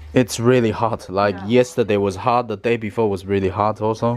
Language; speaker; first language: English; non-native, fluent; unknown